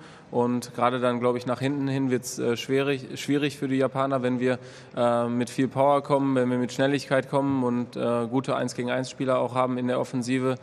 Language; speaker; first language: German; native; German